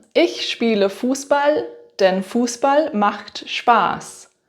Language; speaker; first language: German; non-native, fluent; English